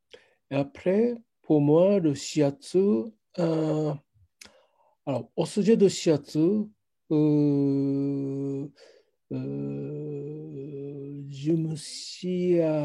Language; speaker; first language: French; non-native, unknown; Japanese